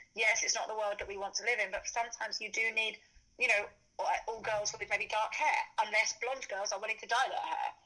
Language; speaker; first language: English; native; English